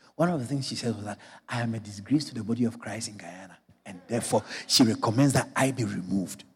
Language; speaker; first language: English; non-native, local second language; Akan